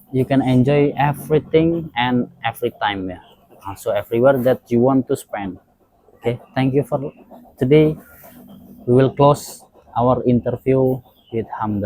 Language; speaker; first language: English; non-native, learner; Indonesian